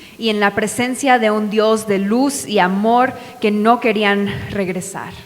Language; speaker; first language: Spanish; native; Spanish